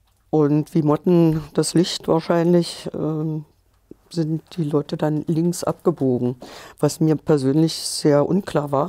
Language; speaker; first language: German; native; German